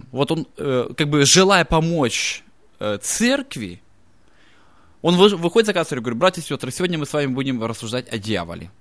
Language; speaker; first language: Russian; native; Russian